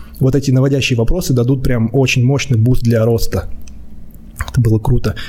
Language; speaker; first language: Russian; native; Russian